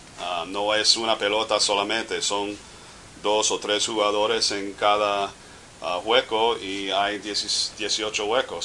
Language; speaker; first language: Spanish; non-native, fluent; English